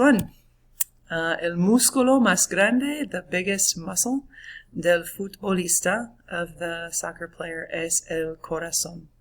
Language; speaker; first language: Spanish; non-native, fluent; English